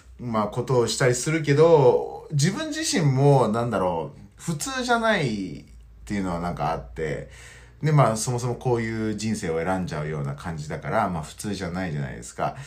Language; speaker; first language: Japanese; native; Japanese